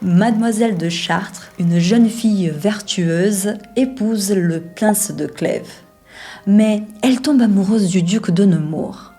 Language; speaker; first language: French; non-native, fluent; Portuguese